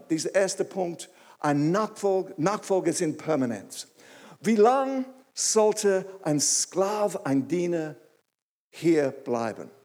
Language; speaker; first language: German; non-native, fluent; English